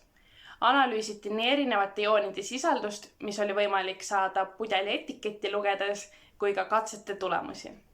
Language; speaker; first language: Estonian; native; Estonian